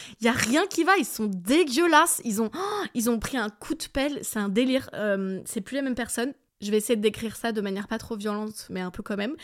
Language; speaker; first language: French; early bilingual, other home language; English